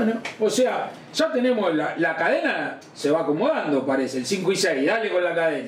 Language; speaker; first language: Spanish; native; Spanish